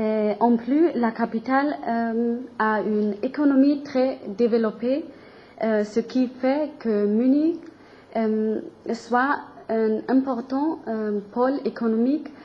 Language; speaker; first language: French; non-native, learner; German